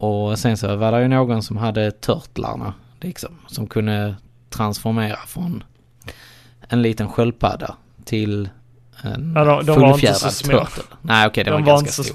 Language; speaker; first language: Swedish; native; Swedish